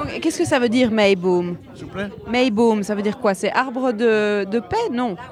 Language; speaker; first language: French; native; French